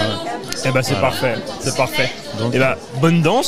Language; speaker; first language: French; native; French